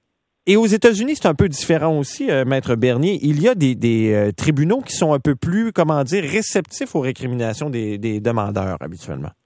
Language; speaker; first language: French; native; French